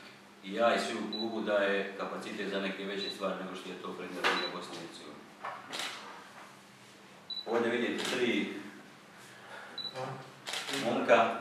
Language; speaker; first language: Croatian; native; Croatian